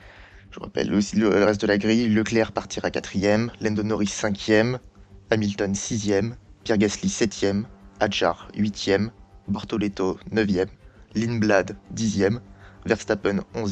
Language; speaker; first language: French; native; French